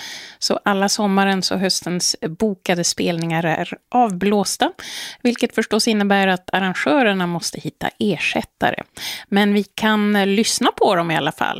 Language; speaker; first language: Swedish; native; Swedish